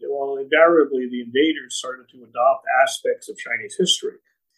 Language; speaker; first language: English; native; English